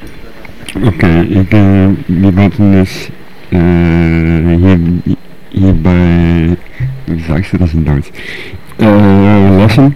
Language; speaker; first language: German; non-native, learner; Dutch